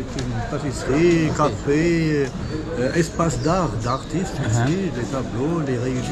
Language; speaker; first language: French; non-native, local second language; Arabic